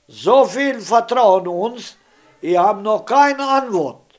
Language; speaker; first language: German; non-native, learner; Romany